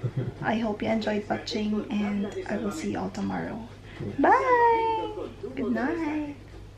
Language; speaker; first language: English; non-native, fluent; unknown